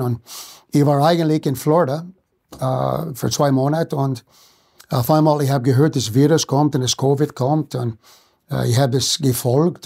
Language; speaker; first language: German; non-native, fluent; English